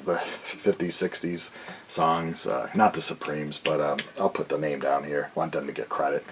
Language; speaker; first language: English; native; English